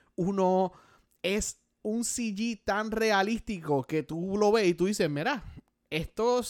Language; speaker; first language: Spanish; native; Spanish